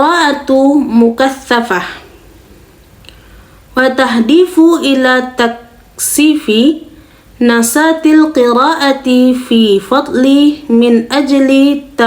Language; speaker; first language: Arabic; non-native, learner; Indonesian